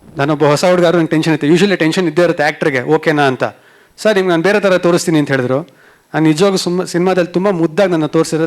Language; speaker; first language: Kannada; native; Kannada